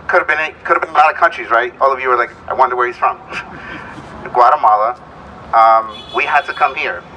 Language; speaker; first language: English; early bilingual, other home language; Spanish